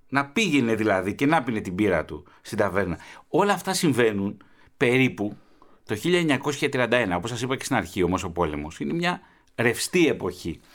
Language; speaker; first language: Greek; native; Greek